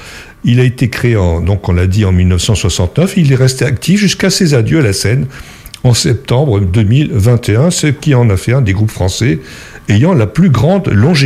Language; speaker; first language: French; native; French